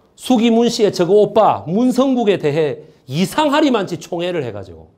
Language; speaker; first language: Korean; native; Korean